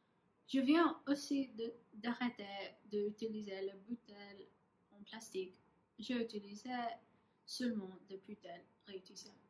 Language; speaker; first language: French; non-native, learner; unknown